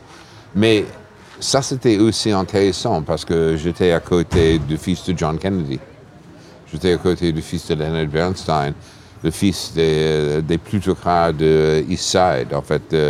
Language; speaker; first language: French; non-native, fluent; English